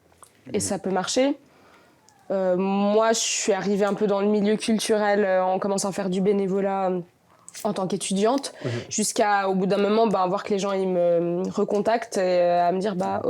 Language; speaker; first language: French; native; French